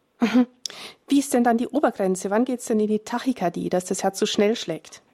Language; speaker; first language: German; native; German